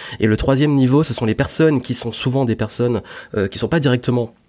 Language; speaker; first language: French; native; French